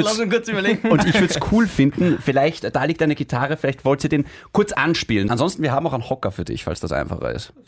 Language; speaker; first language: German; native; German